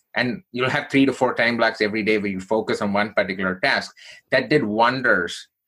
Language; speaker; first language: English; non-native, local second language; Tamil